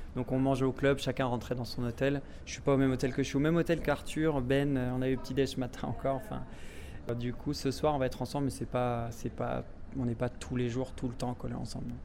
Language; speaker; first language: French; native; French